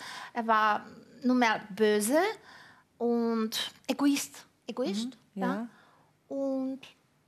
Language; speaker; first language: German; non-native, fluent; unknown